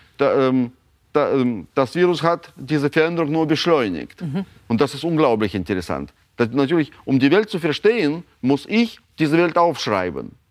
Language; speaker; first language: German; non-native, fluent; Russian